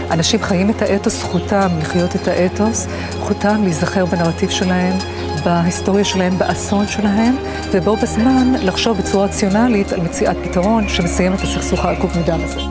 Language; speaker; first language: Hebrew; non-native, local second language; Arabic